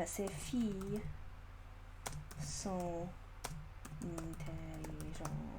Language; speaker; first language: French; non-native, learner; English